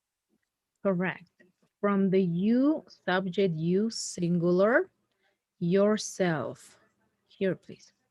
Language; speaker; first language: English; non-native, fluent; Spanish